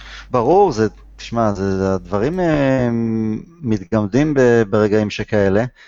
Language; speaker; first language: Hebrew; native; Hebrew